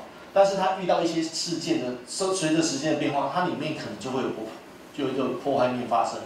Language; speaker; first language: Chinese; native; Chinese